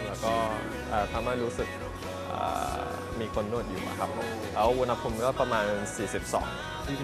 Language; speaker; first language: Thai; non-native, fluent; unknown